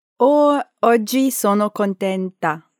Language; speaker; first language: Italian; non-native, learner; German